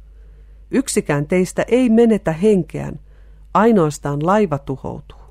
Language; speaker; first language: Finnish; native; Finnish